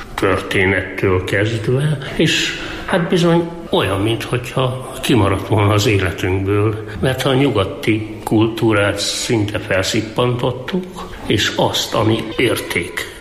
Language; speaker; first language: Hungarian; native; Hungarian